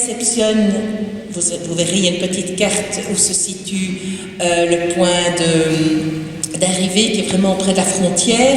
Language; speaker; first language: French; native; French